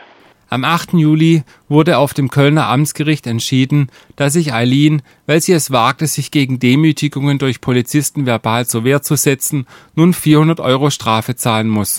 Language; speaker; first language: German; native; German